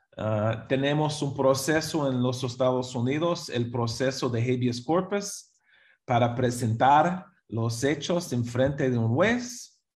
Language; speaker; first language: Spanish; non-native, fluent; English